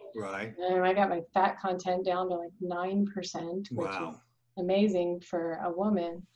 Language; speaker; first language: English; native; English